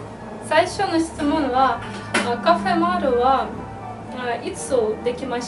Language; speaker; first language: Japanese; non-native, fluent; Russian